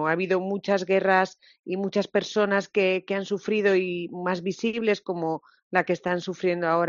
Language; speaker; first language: Spanish; native; Spanish